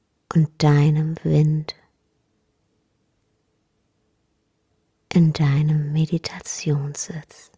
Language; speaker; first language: German; native; German